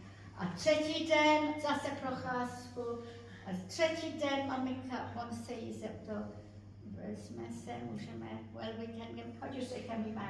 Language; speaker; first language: Czech; early bilingual, heritage; Czech